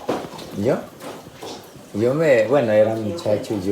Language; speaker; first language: Spanish; non-native, local second language; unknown